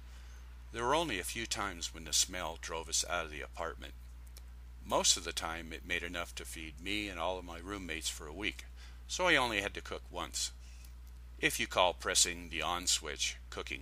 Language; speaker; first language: English; native; English